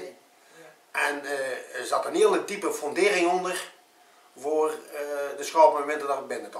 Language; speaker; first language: Dutch; native; Dutch